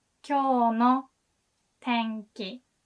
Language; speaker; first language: Japanese; non-native, fluent; English